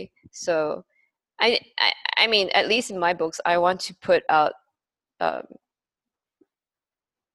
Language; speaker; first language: English; non-native, local second language; Cantonese